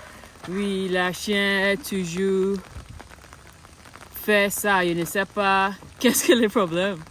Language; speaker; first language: French; non-native, learner; English